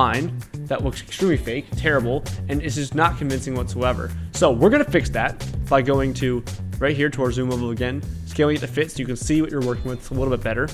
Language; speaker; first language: English; native; English